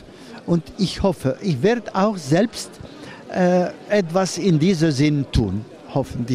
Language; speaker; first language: German; non-native, fluent; Arabic